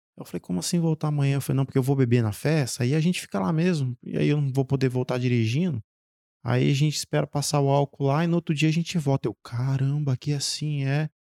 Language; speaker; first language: Portuguese; native; Portuguese